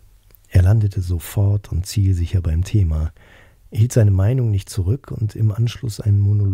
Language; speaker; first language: German; native; German